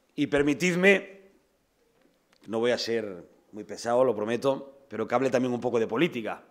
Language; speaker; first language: Spanish; native; Spanish